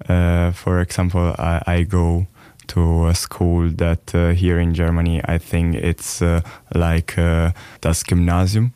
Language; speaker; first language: English; non-native, learner; Italian